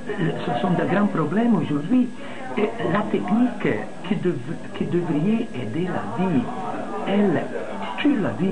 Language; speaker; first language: French; non-native, fluent; Italian